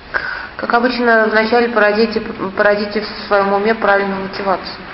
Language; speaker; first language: Russian; native; Russian